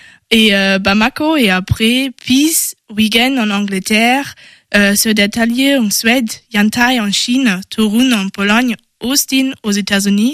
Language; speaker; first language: French; non-native, learner; German